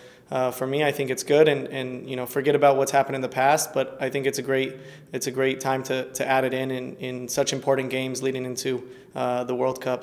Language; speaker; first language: English; early bilingual, other home language; Spanish